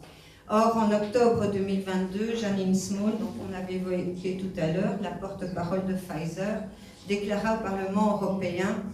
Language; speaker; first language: French; native; French